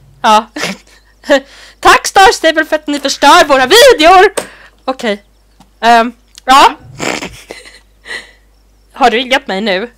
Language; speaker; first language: Swedish; native; Swedish